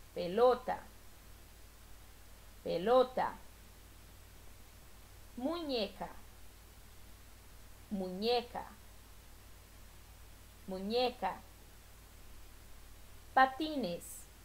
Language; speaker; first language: Spanish; non-native, fluent; Portuguese